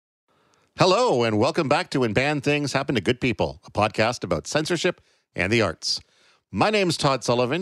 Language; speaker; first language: English; native; English